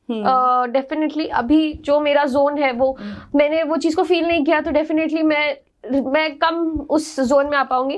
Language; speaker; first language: Hindi; native; Hindi